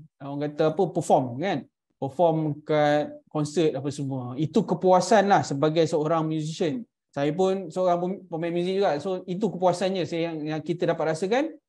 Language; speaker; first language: Malay; native; Malay